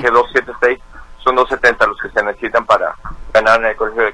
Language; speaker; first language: Spanish; native; Spanish